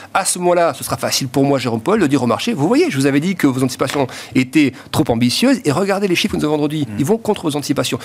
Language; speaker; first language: French; native; French